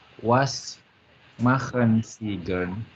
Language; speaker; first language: German; non-native, learner; Indonesian